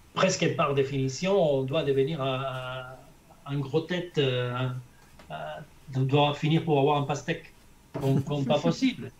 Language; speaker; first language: French; non-native, fluent; Spanish